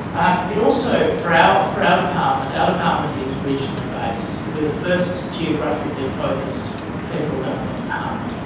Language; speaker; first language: English; native; English